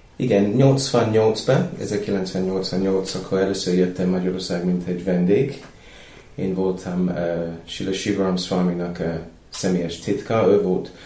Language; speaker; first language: Hungarian; non-native, fluent; English